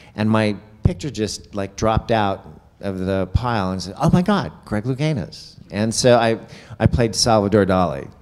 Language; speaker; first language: English; native; English